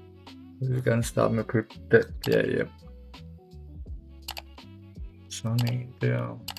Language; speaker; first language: Danish; native; Danish